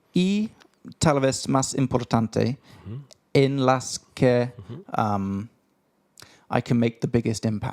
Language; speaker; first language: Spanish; non-native, fluent; English